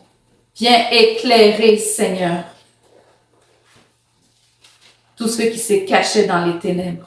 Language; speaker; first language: French; native; French